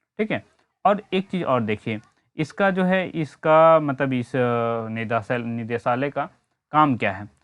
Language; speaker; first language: Hindi; native; Hindi